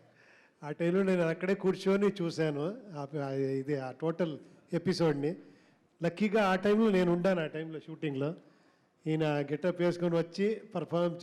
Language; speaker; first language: Telugu; non-native, local second language; Kannada